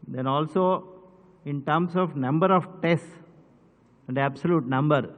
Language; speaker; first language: English; non-native, local second language; Telugu